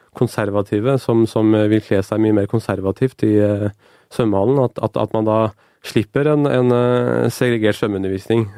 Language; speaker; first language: Norwegian; early bilingual, other home language; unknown